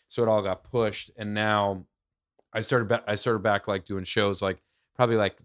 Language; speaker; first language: English; native; English